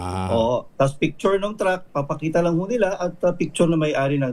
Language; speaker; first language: Filipino; native; Filipino